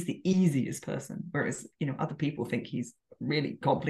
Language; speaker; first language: English; native; English